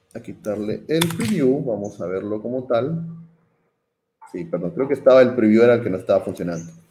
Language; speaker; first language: Spanish; native; Spanish